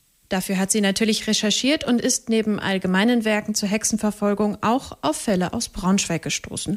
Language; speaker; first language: German; native; German